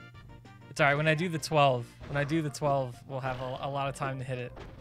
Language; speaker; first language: English; native; English